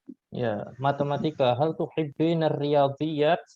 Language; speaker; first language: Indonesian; native; Indonesian